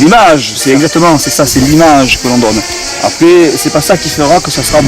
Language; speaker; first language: French; native; French